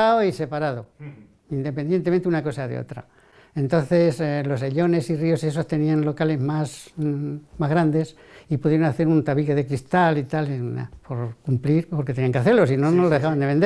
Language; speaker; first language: Spanish; native; Spanish